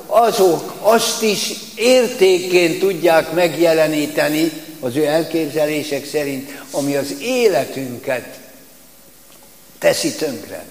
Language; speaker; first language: Hungarian; native; Hungarian